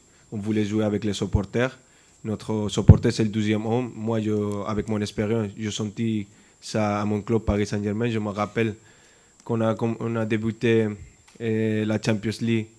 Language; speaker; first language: French; non-native, fluent; Spanish